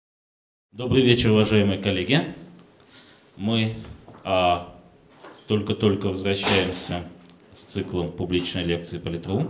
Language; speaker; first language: Russian; native; Russian